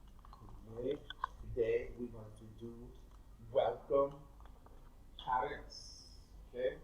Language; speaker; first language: English; non-native, fluent; Thai